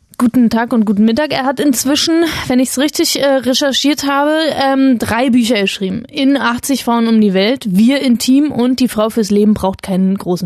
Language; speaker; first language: German; native; German